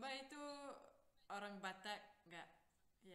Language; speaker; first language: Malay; non-native, fluent; French